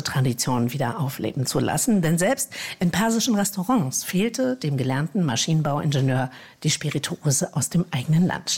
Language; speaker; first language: German; native; German